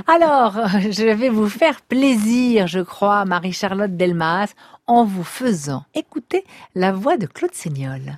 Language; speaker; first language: French; native; French